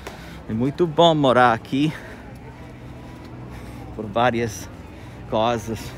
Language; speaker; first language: Portuguese; non-native, fluent; Italian